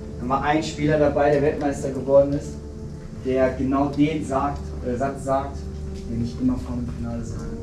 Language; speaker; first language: German; native; German